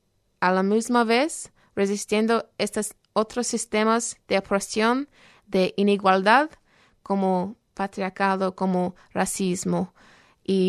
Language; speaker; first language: Spanish; non-native, fluent; English